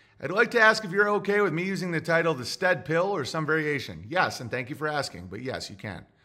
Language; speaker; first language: English; native; English